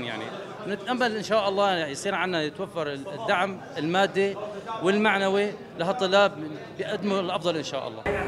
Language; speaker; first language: Arabic; native; Arabic